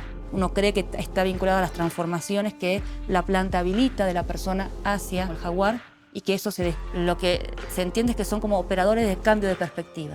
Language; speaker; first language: Spanish; native; Spanish